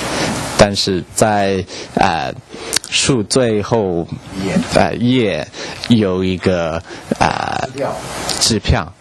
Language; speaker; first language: Chinese; non-native, learner; English